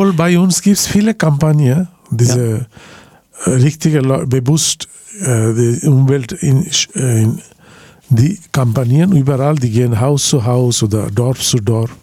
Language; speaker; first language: German; non-native, learner; Bangla